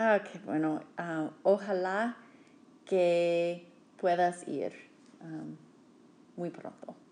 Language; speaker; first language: Spanish; non-native, fluent; English